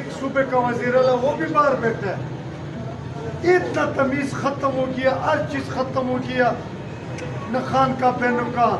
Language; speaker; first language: Urdu; non-native, local second language; Pashto